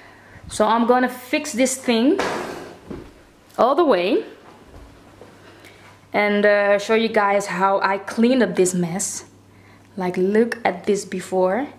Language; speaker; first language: English; non-native, fluent; Dutch